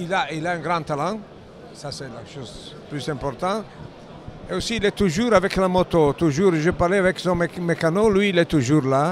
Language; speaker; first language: French; non-native, fluent; Italian